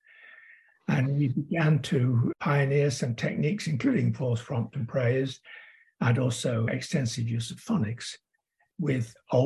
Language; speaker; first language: English; native; English